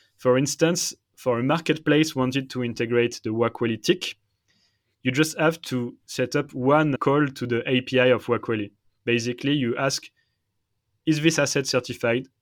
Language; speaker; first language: English; non-native, fluent; French